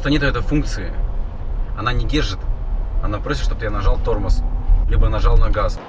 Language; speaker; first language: Russian; native; Russian